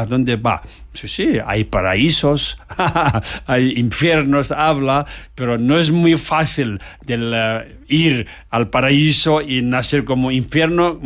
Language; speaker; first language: Spanish; non-native, learner; Tibetan